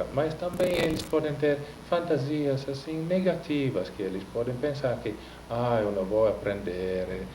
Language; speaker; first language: Portuguese; non-native, fluent; Finnish